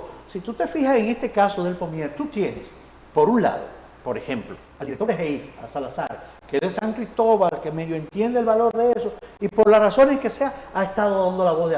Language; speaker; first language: Spanish; native; Spanish